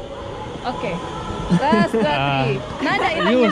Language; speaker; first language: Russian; non-native, learner; Indonesian